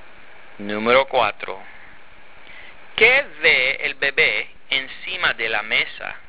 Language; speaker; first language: Spanish; non-native, fluent; English